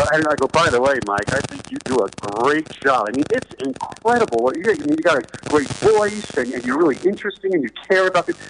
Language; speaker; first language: English; native; English